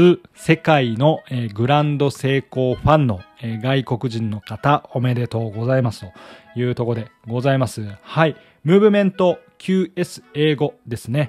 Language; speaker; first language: Japanese; native; Japanese